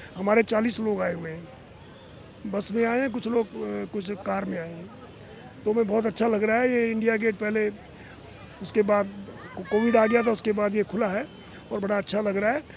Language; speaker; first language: Hindi; native; Hindi